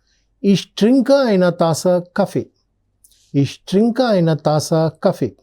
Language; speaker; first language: German; non-native, learner; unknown